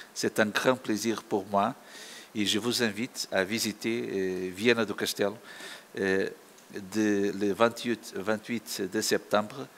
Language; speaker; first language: French; non-native, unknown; Portuguese